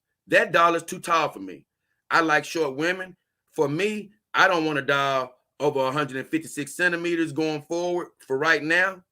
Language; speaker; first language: English; native; English